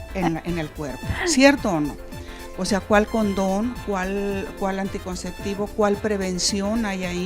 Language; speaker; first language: Spanish; native; Spanish